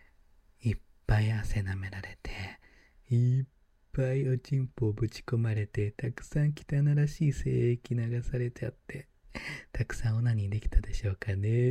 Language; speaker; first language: Japanese; native; Japanese